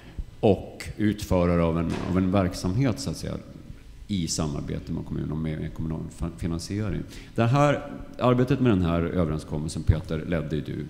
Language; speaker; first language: Swedish; native; Swedish